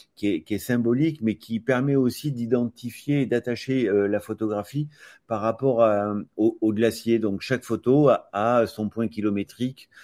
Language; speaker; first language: French; native; French